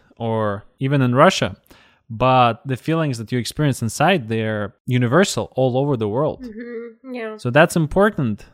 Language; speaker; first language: English; non-native, fluent; Russian